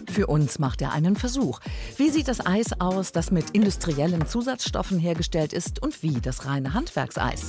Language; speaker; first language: German; native; German